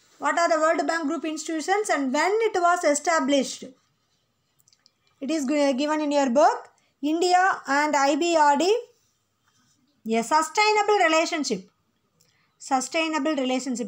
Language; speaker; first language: English; non-native, local second language; Tamil